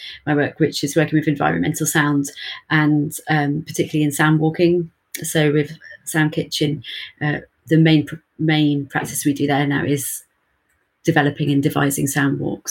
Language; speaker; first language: English; native; English